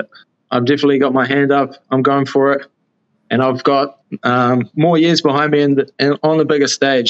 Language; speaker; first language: English; native; English